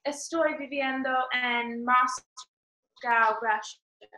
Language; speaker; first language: Spanish; non-native, learner; English